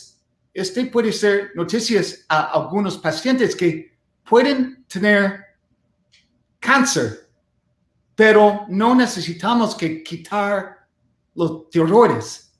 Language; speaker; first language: Spanish; non-native, fluent; English